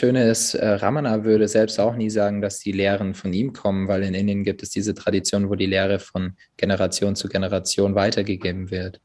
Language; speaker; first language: German; native; German